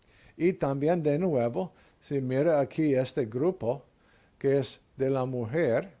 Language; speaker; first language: Spanish; non-native, learner; English